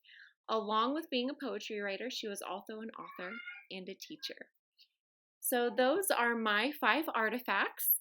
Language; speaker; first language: English; native; English